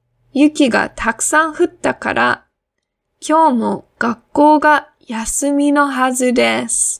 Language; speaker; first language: Japanese; non-native, fluent; English